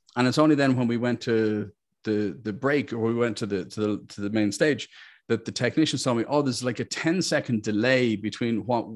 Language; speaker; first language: English; native; English